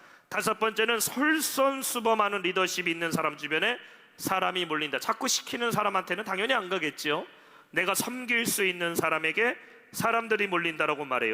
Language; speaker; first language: Korean; native; Korean